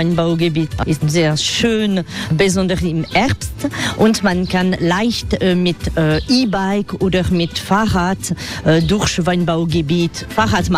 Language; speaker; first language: German; non-native, learner; French